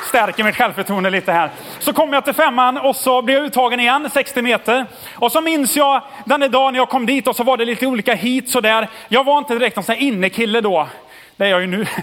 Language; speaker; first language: Swedish; native; Swedish